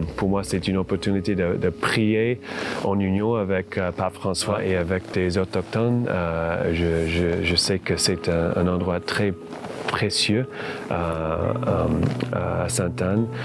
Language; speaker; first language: French; non-native, fluent; English